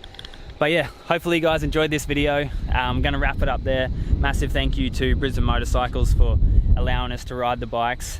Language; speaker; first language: English; native; English